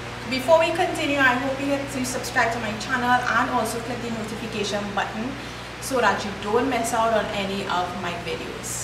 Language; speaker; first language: English; native; English